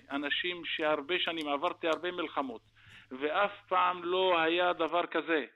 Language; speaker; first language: Hebrew; non-native, local second language; Arabic